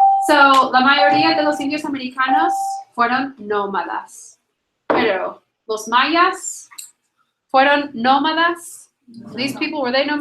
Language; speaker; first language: Spanish; non-native, fluent; English